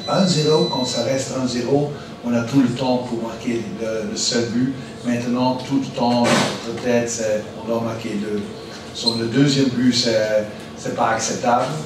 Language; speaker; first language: French; non-native, learner; Dutch